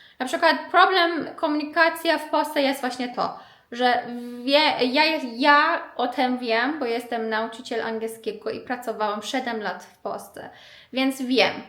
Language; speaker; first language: Polish; non-native, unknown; Persian